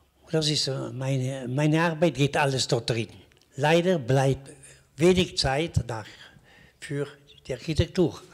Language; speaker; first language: German; non-native, local second language; Italian